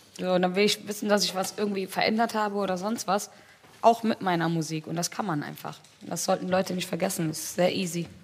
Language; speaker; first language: German; early bilingual, other home language; Tigrinya